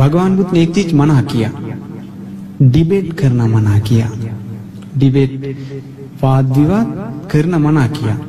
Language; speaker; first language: Hindi; non-native, fluent; Sinhala